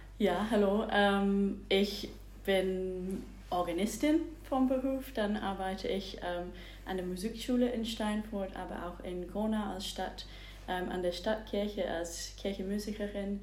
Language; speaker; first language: German; non-native, fluent; English